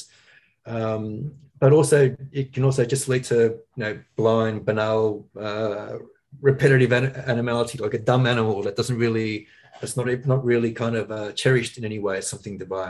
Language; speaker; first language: English; native; English